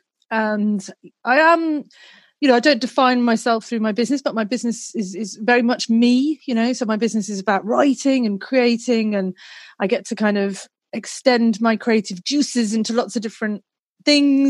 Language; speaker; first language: English; native; English